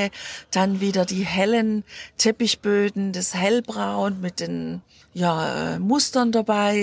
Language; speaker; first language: German; native; German